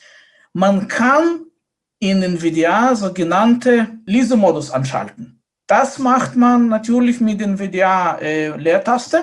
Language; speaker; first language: German; non-native, fluent; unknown